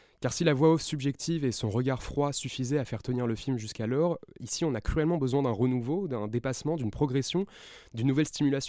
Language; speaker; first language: French; native; French